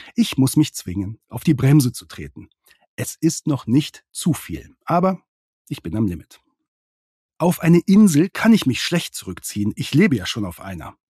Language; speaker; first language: German; native; German